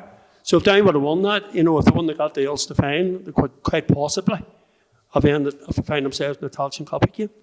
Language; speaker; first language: English; native; English